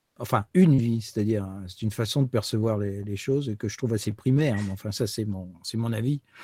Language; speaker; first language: French; native; French